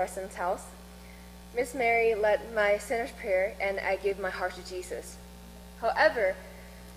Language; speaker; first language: English; non-native, fluent; Chinese